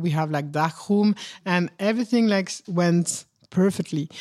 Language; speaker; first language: English; non-native, learner; French